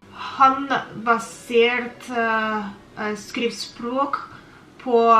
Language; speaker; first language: Norwegian; non-native, fluent; Spanish